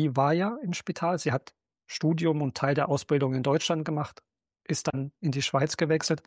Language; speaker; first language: German; native; German